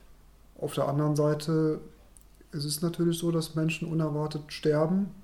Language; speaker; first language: German; native; German